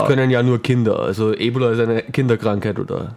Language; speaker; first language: German; native; German